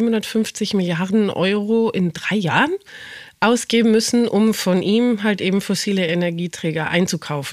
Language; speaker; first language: German; native; German